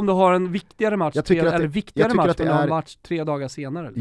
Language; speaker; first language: Swedish; native; Swedish